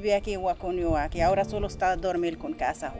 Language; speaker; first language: Spanish; non-native, learner; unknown